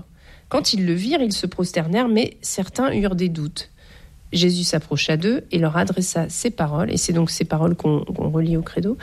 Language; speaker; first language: French; native; French